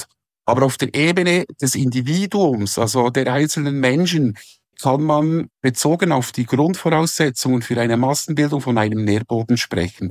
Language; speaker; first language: German; native; German